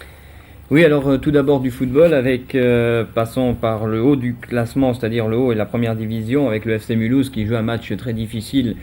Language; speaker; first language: French; native; French